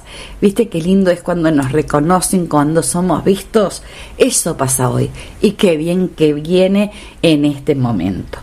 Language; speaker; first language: Spanish; native; Spanish